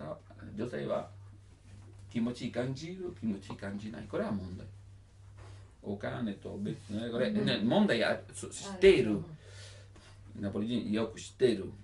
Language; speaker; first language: Japanese; non-native, learner; Italian